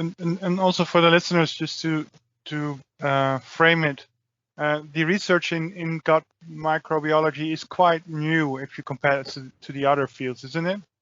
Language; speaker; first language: English; non-native, fluent; Dutch